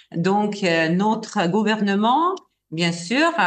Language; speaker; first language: French; non-native, fluent; Georgian